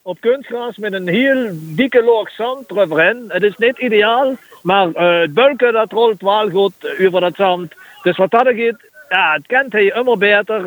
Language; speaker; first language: Dutch; native; Dutch